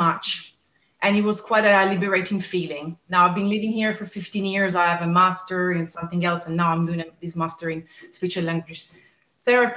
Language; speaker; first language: English; non-native, fluent; Italian